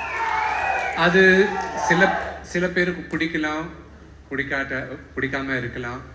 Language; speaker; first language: Tamil; non-native, local second language; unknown